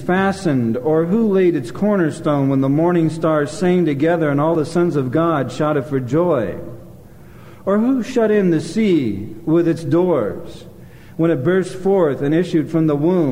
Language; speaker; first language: English; native; English